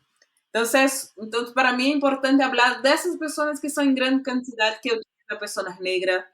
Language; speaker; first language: Spanish; non-native, fluent; Portuguese